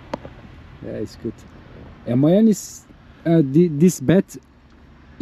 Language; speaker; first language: English; non-native, learner; Turkish